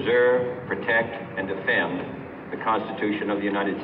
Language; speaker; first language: English; native; English